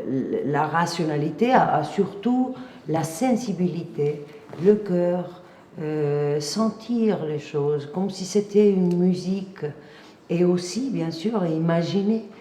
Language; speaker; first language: French; non-native, fluent; Spanish